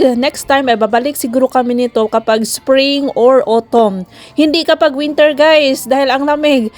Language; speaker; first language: Filipino; non-native, local second language; Cebuano